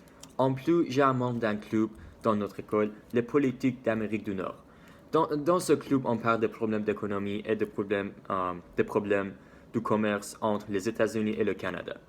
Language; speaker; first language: French; non-native, learner; Persian